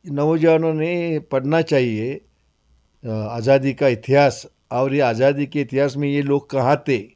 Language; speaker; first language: Hindi; non-native, local second language; Marathi